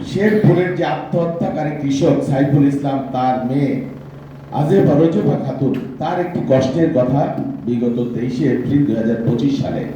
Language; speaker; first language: Bangla; native; Bangla